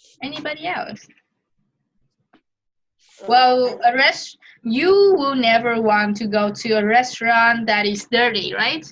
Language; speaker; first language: English; non-native, fluent; Vietnamese